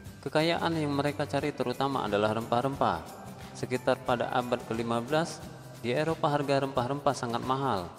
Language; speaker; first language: Indonesian; native; Indonesian